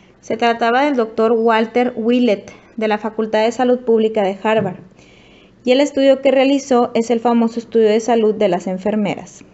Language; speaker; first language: Spanish; native; Spanish